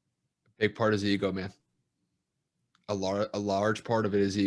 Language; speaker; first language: English; native; English